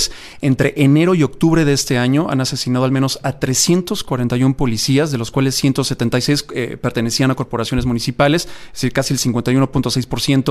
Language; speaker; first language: Spanish; native; Spanish